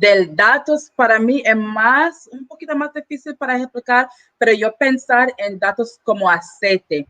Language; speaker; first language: Spanish; non-native, learner; English